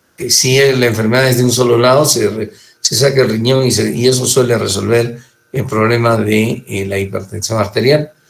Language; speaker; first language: Spanish; native; Spanish